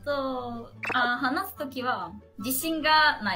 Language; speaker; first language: Japanese; non-native, learner; Turkish